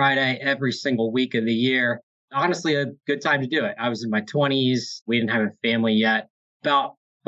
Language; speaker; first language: English; native; English